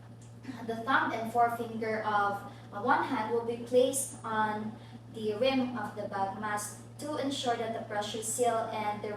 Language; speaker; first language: English; non-native, local second language; Filipino